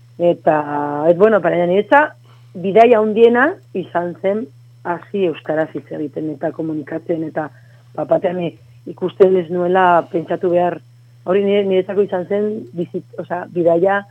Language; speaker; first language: Basque; non-native, local second language; Spanish